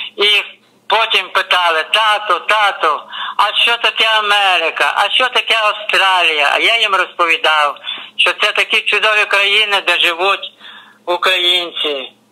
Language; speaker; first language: Ukrainian; native; Ukrainian